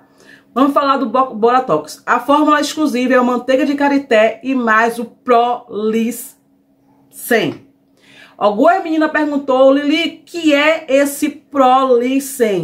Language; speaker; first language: Portuguese; native; Portuguese